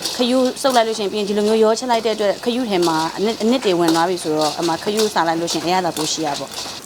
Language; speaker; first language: Burmese; non-native, local second language; Western Kayah